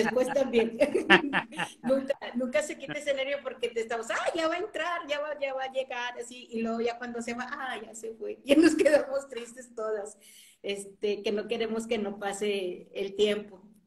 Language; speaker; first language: Spanish; native; Spanish